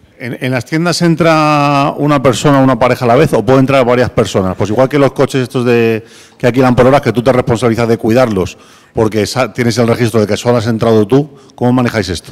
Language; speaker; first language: Spanish; native; Spanish